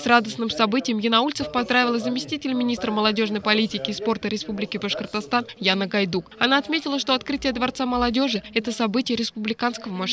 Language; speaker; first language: Russian; native; Russian